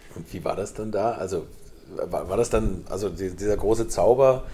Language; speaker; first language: German; native; German